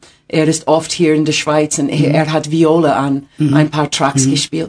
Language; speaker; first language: German; non-native, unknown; English